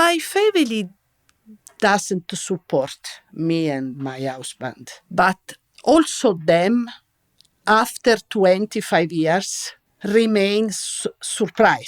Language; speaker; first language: English; non-native, learner; Italian